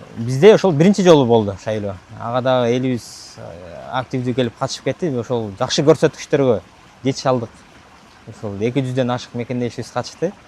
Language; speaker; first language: Kyrgyz; native; Kyrgyz